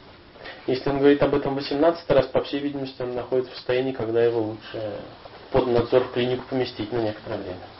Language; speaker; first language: Russian; native; Russian